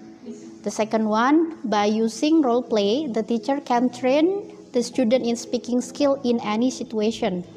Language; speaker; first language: English; non-native, fluent; Indonesian